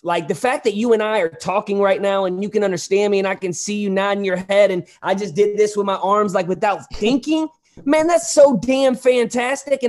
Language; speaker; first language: English; native; English